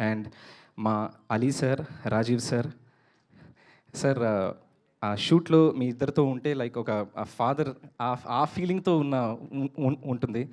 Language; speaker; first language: Telugu; native; Telugu